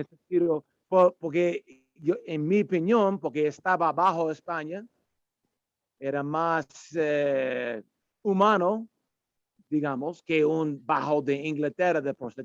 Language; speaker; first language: Spanish; non-native, learner; English